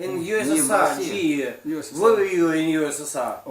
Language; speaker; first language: English; non-native, learner; Russian